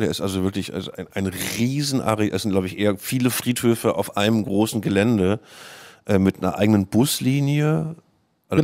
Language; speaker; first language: German; native; German